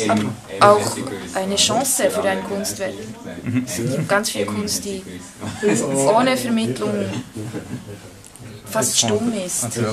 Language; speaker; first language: German; non-native, fluent; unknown